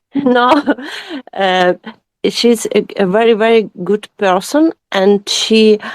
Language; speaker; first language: English; non-native, learner; Ukrainian